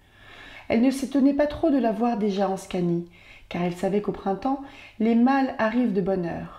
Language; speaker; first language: French; native; French